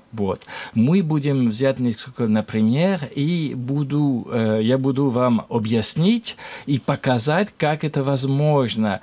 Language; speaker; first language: Russian; non-native, learner; French